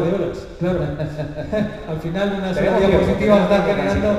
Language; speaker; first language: Spanish; native; Spanish